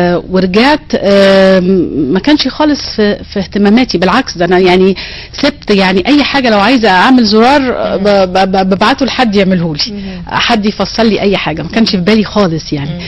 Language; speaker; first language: Arabic; native; Arabic